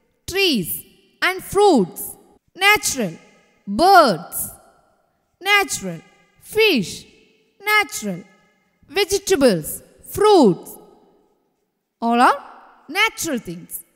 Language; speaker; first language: English; non-native, local second language; Malayalam